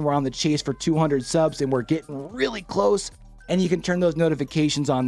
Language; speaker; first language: English; native; English